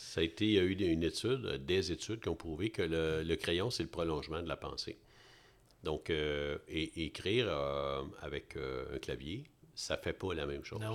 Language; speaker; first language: French; native; French